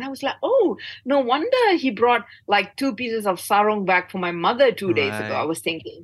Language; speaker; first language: English; non-native, local second language; Tamil